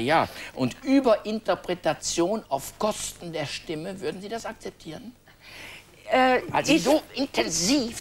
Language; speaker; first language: German; native; German